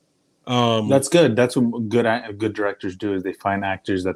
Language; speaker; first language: English; native; English